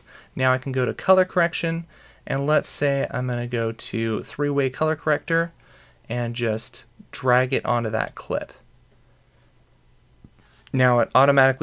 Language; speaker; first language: English; native; English